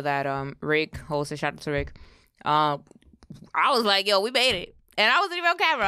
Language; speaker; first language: English; early bilingual, other home language; Spanish